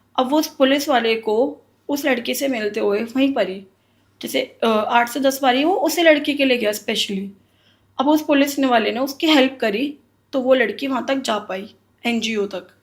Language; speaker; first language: Hindi; native; Hindi